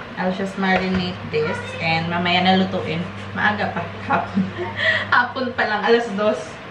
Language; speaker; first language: Filipino; non-native, local second language; Hiligaynon